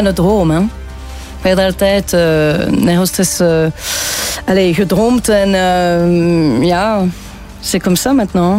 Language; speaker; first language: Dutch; non-native, local second language; French